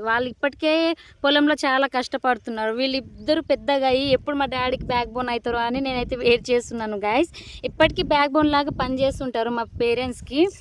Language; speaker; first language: Telugu; non-native, local second language; Lambadi